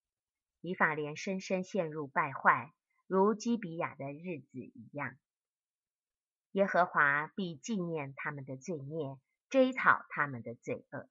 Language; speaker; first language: Chinese; native; Chinese